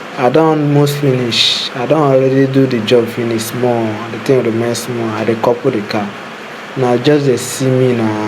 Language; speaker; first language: Nigerian Pidgin; native; Nigerian Pidgin